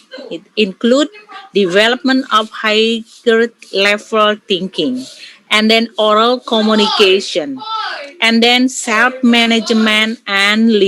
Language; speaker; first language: English; non-native, learner; Indonesian